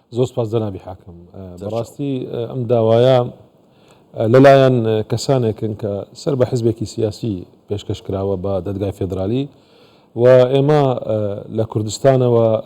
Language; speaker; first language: Central Kurdish; non-native, local second language; Assyrian Neo-Aramaic